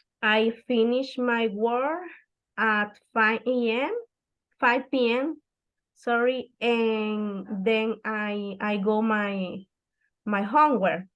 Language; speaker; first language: English; non-native, learner; Spanish